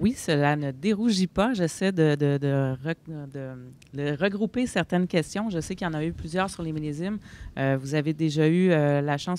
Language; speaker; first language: French; native; French